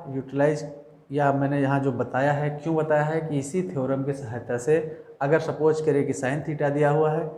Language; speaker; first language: Hindi; native; Hindi